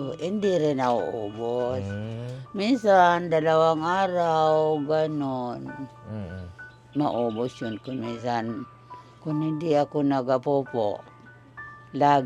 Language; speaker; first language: Filipino; non-native, local second language; Cebuano